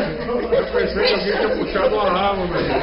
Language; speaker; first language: Portuguese; native; Portuguese